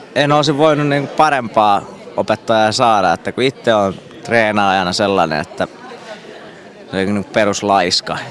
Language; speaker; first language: Finnish; native; Finnish